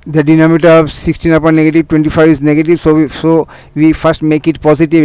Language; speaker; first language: English; non-native, local second language; Bangla